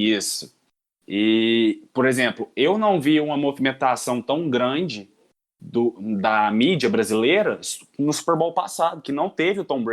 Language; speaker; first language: Portuguese; native; Portuguese